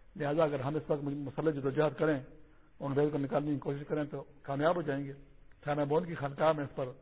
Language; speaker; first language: Urdu; non-native, local second language; Pashto